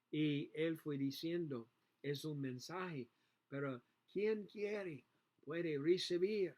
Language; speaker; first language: Spanish; non-native, learner; English